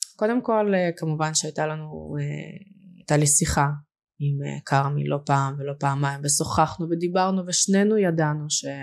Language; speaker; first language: Hebrew; early bilingual, other home language; Russian